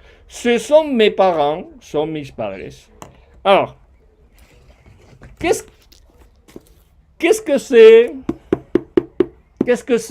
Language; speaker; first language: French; non-native, fluent; Spanish